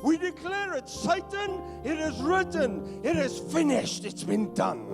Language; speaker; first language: English; non-native, local second language; Afrikaans